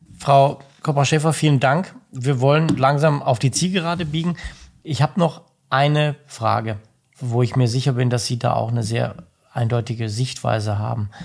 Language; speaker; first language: German; native; German